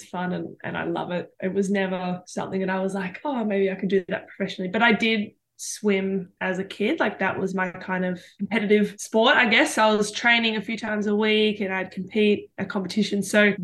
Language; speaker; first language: English; native; English